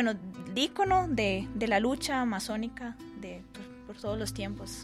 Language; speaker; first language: Spanish; native; Spanish